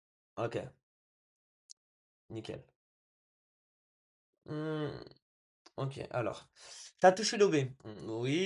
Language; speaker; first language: French; native; French